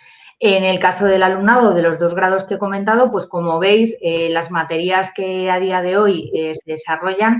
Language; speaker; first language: Spanish; native; Spanish